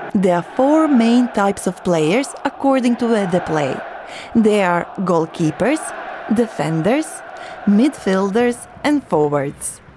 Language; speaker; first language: English; non-native, fluent; Croatian